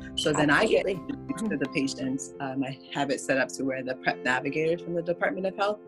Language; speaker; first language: English; non-native, fluent; Haitian Creole